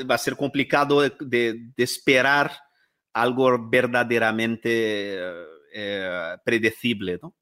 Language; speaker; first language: Spanish; non-native, fluent; Portuguese